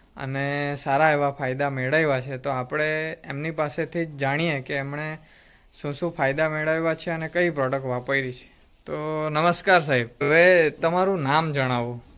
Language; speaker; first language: Gujarati; native; Gujarati